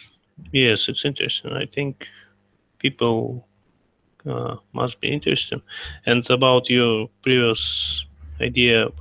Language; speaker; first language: English; non-native, learner; Russian